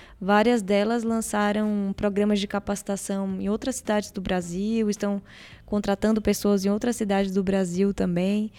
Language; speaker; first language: Portuguese; native; Portuguese